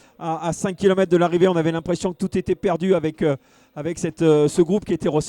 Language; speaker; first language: French; native; French